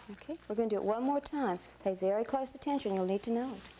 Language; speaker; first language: English; native; English